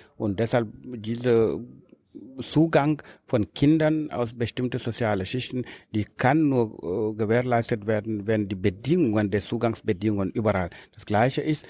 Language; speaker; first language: German; non-native, fluent; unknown